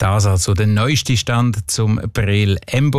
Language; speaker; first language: German; native; German